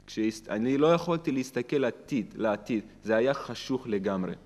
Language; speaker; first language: Hebrew; non-native, fluent; Russian